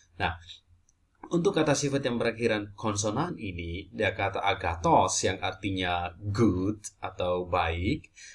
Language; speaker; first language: Indonesian; native; Indonesian